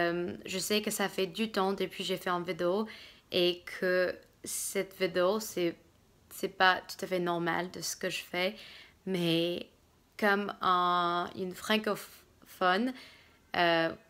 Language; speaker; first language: French; non-native, fluent; English